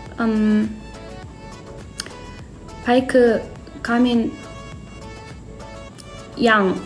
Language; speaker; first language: English; non-native, learner; Korean